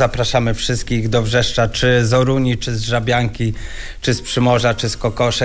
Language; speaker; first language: Polish; native; Polish